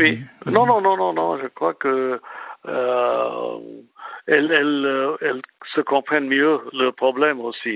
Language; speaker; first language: French; non-native, fluent; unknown